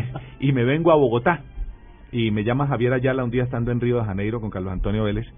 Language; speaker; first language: Spanish; native; Spanish